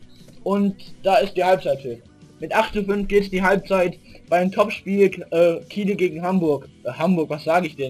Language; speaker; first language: German; native; German